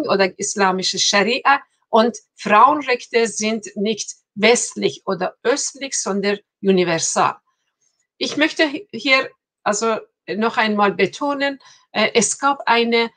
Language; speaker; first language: German; non-native, fluent; Persian